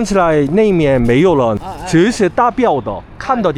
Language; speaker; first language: Chinese; non-native, learner; Korean